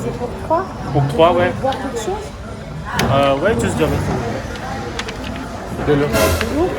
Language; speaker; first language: French; non-native, learner; Thai